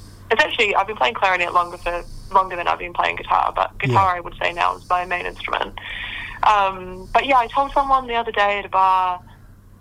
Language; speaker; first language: English; native; English